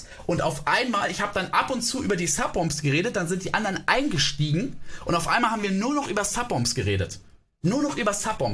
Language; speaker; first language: German; native; German